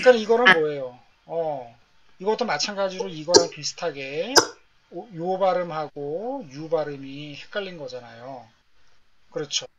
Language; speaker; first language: Korean; native; Korean